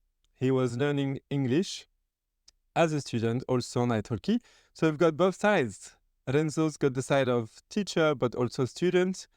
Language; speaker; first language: English; non-native, fluent; French